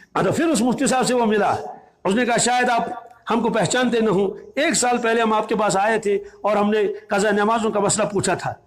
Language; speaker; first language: Urdu; native; Urdu